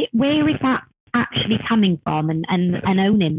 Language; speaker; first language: English; native; English